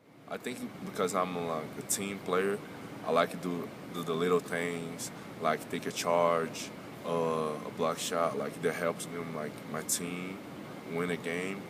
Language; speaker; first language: English; non-native, fluent; Portuguese